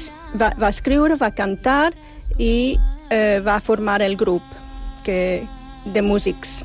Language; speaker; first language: Catalan; non-native, fluent; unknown